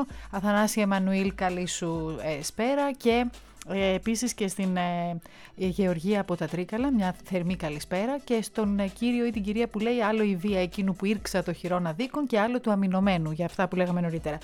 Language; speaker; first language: Greek; native; Greek